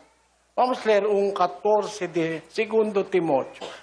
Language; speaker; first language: Portuguese; non-native, learner; Filipino